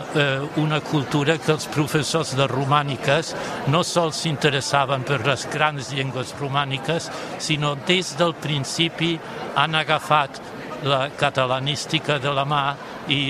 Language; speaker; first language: Catalan; non-native, fluent; German